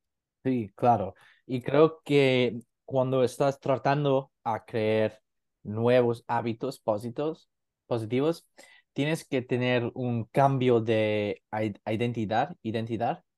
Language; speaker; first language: Spanish; non-native, learner; English